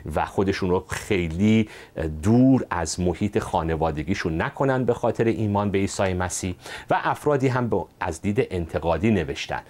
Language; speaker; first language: Persian; native; Persian